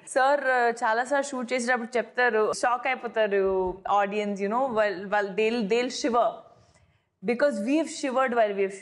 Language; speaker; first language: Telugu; non-native, fluent; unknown